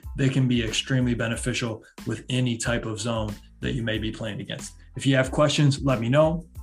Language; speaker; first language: English; native; English